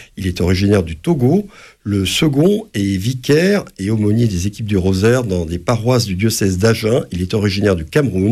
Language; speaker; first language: French; native; French